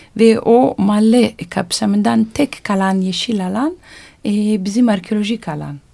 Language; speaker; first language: Turkish; non-native, learner; Italian